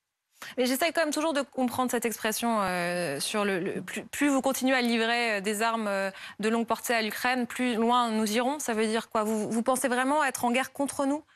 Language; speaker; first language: French; native; French